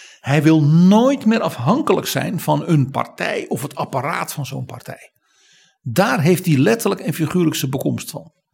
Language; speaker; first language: Dutch; native; Dutch